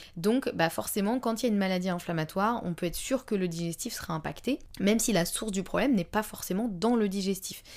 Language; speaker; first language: French; native; French